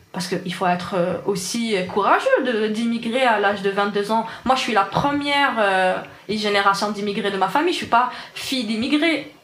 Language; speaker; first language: French; non-native, local second language; Arabic